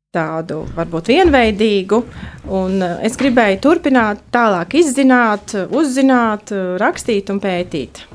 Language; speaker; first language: Latvian; native; Latvian